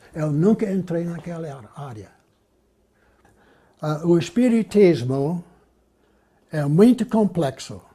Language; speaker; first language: Portuguese; non-native, fluent; English